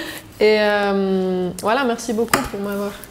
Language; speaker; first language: French; non-native, local second language; German